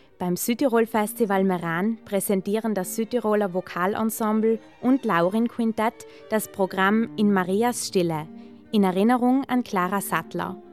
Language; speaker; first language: German; native; German